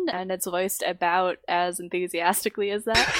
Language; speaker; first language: English; native; English